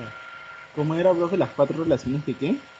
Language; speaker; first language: Spanish; native; Spanish